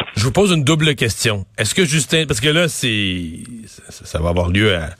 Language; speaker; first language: French; native; French